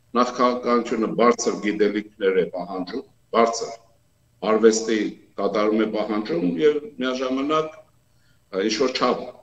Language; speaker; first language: Armenian; native; Armenian